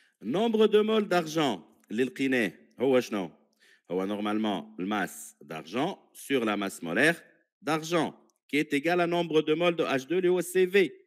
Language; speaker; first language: French; non-native, local second language; Arabic